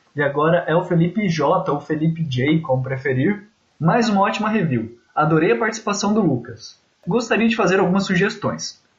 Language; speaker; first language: Portuguese; native; Portuguese